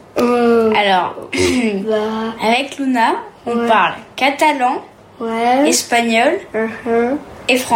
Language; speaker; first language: French; early bilingual, heritage; French